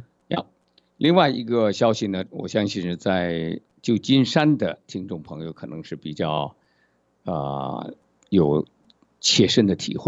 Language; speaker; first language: Chinese; native; Chinese